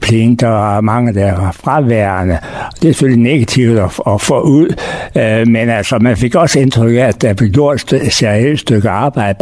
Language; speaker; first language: Danish; native; Danish